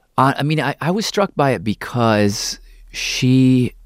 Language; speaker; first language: English; native; English